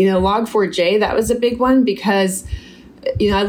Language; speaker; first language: English; native; English